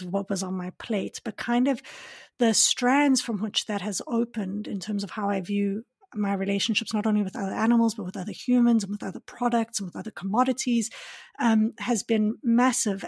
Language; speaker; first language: English; native; English